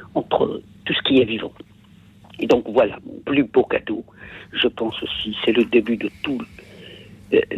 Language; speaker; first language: French; non-native, local second language; Kabyle